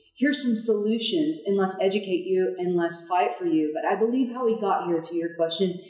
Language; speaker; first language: English; native; English